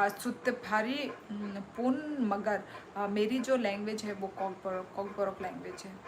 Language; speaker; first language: Hindi; non-native, local second language; Kok Borok